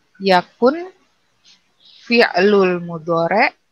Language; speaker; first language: Arabic; non-native, learner; Indonesian